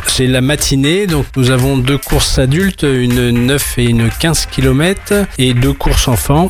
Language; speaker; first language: French; native; French